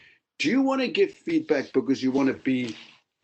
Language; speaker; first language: English; native; English